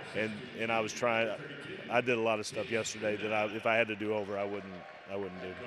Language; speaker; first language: English; native; English